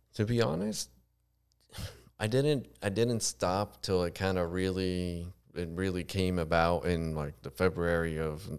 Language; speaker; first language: English; early bilingual, other home language; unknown